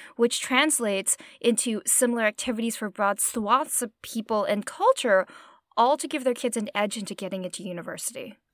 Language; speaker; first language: English; native; English